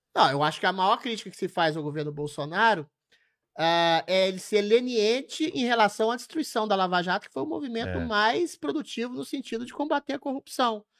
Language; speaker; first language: Portuguese; native; Portuguese